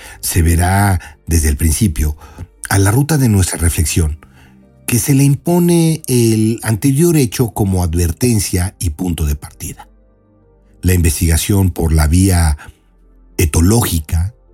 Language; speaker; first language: Spanish; native; Spanish